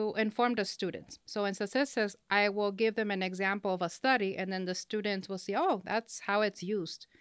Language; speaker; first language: English; non-native, local second language; Spanish